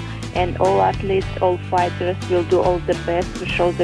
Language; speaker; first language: English; non-native, fluent; Russian